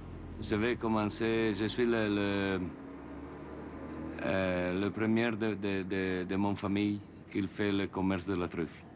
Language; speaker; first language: French; non-native, learner; Italian